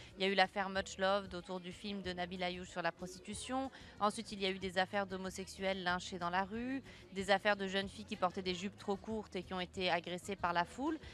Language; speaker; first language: French; native; French